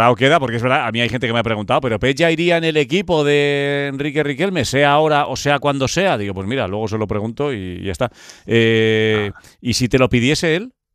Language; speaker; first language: Spanish; native; Spanish